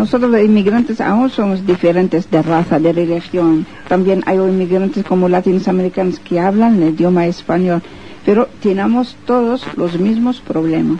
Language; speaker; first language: Spanish; non-native, fluent; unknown